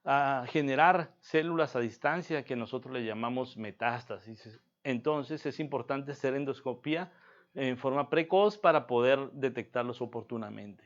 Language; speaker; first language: Spanish; native; Spanish